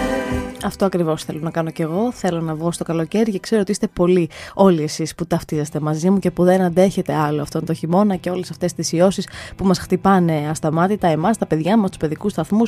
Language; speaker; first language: Greek; native; Greek